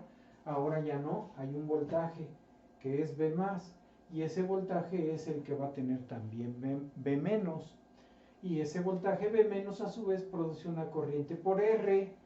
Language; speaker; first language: Spanish; native; Spanish